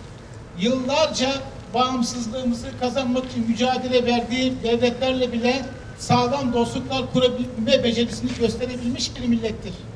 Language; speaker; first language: Turkish; native; Turkish